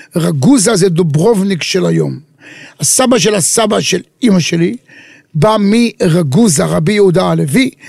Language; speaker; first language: Hebrew; native; Hebrew